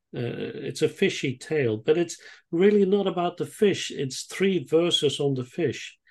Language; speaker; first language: English; non-native, fluent; Dutch